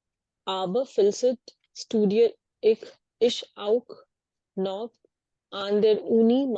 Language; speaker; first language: German; non-native, learner; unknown